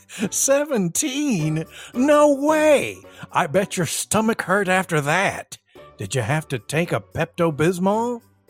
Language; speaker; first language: English; early bilingual, other home language; Spanish